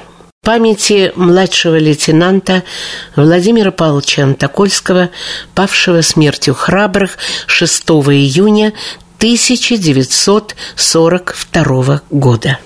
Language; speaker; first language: Russian; native; Russian